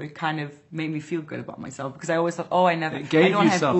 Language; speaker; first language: English; non-native, fluent; Dutch